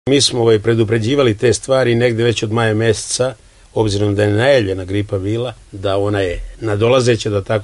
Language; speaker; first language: Serbian; native; Serbian